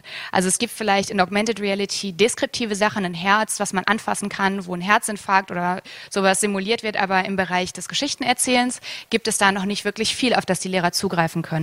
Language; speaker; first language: German; native; German